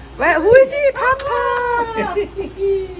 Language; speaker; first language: English; non-native, learner; Thai